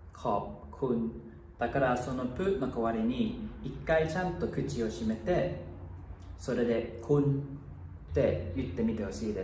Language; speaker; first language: Japanese; non-native, fluent; English